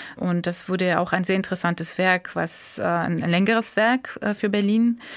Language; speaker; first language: German; non-native, fluent; Georgian